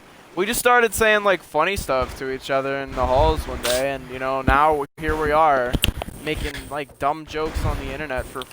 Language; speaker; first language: English; native; English